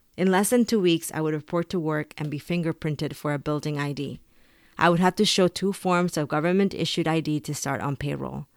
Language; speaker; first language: English; early bilingual, other home language; Spanish